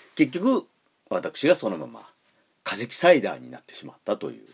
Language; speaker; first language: Japanese; native; Japanese